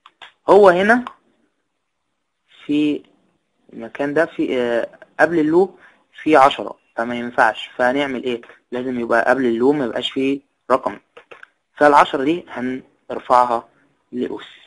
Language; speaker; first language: Arabic; native; Arabic